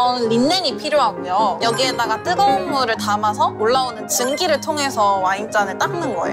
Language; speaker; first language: Korean; native; Korean